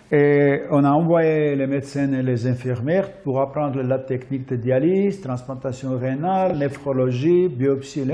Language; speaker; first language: French; non-native, fluent; Armenian